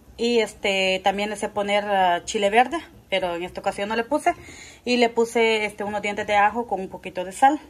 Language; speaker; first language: Spanish; native; Spanish